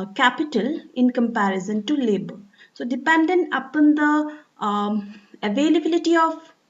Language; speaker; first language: English; non-native, local second language; Assamese